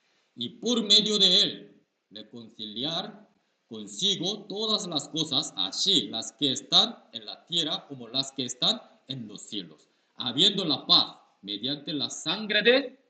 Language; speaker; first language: Spanish; non-native, learner; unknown